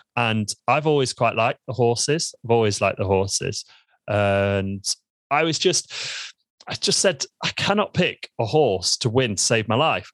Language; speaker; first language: English; native; English